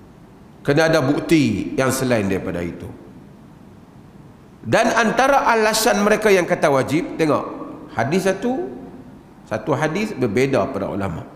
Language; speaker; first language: Malay; native; Malay